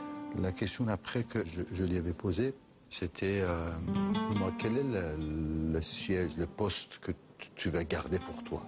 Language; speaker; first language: French; non-native, fluent; Persian